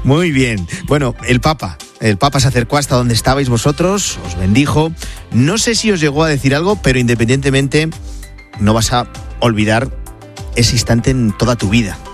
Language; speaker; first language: Spanish; native; Spanish